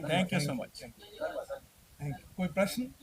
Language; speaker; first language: Hindi; native; Hindi